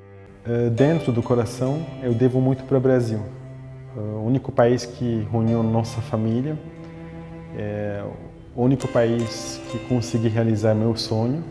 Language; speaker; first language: Portuguese; non-native, fluent; Spanish